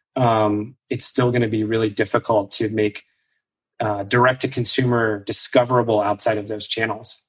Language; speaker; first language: English; native; English